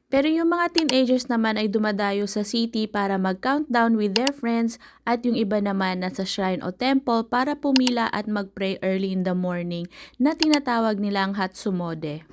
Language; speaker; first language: Filipino; native; Filipino